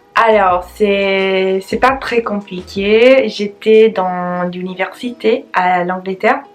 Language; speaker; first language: French; non-native, learner; English